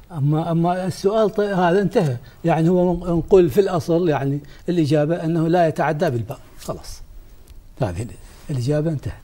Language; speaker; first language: Arabic; native; Arabic